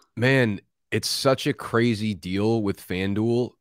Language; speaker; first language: English; native; English